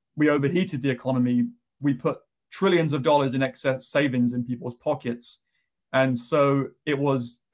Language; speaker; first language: English; native; English